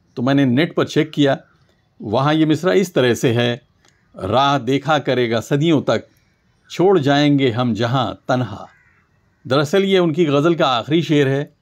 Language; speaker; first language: Urdu; native; Urdu